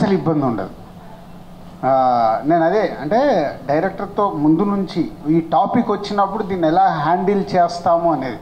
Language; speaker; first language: Telugu; native; Telugu